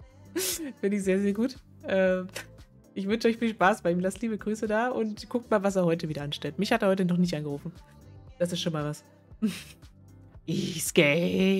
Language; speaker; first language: German; native; German